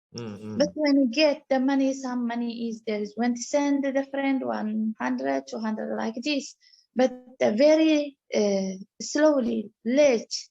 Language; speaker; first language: English; non-native, learner; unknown